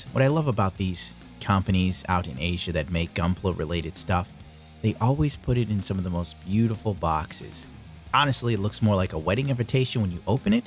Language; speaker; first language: English; native; English